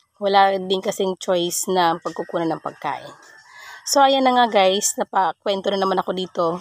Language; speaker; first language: Filipino; non-native, local second language; Waray